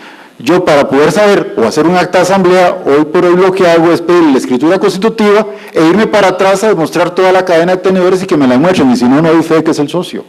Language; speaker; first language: Spanish; native; Spanish